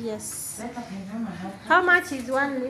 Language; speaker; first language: English; non-native, local second language; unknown